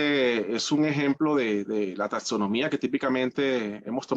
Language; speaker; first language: Spanish; native; Spanish